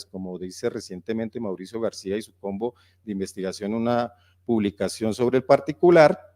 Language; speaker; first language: Spanish; native; Spanish